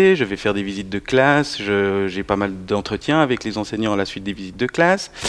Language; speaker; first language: French; native; French